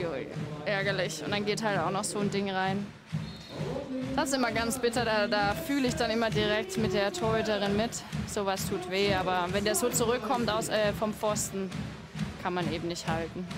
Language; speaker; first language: German; native; German